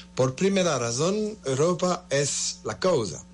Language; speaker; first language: Spanish; non-native, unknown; French